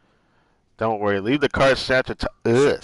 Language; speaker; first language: English; native; English